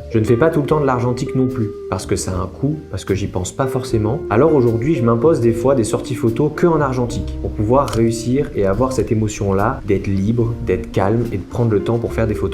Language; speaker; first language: French; native; French